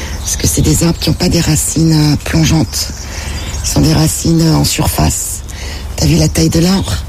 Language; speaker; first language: French; native; French